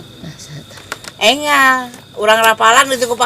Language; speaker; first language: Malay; non-native, local second language; Sundanese